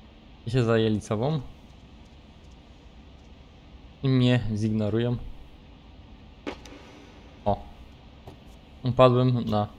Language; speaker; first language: Polish; native; Polish